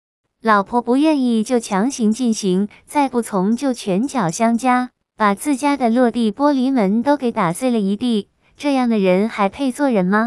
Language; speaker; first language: Chinese; non-native, fluent; Vietnamese